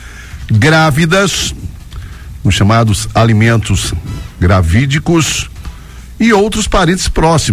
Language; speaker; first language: Portuguese; native; Portuguese